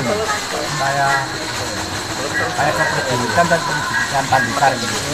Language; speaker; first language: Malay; non-native, local second language; Javanese